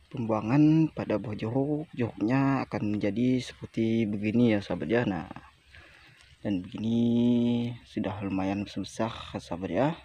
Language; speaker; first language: Indonesian; non-native, local second language; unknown